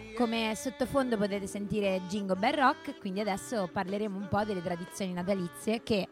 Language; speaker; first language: Italian; native; Italian